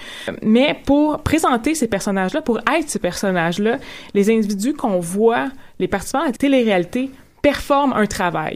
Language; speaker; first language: French; native; French